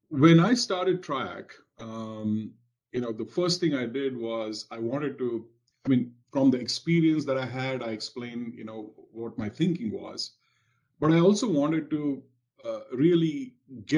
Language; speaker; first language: English; non-native, local second language; Marathi